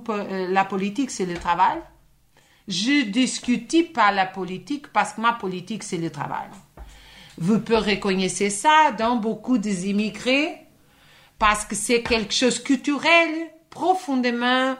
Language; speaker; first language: French; non-native, fluent; Portuguese